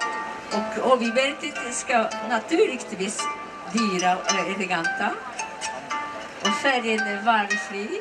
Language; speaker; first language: Swedish; non-native, learner; Japanese